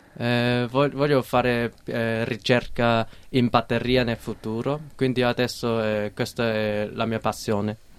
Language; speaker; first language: Italian; non-native, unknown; Cantonese